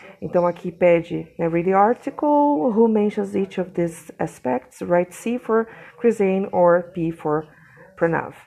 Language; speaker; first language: English; non-native, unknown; Portuguese